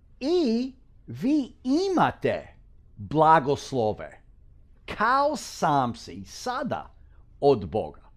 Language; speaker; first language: Croatian; early bilingual, heritage; Croatian